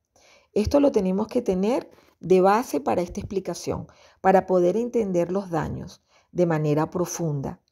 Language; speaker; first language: Spanish; native; Spanish